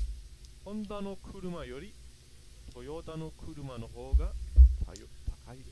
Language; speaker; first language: Japanese; non-native, learner; English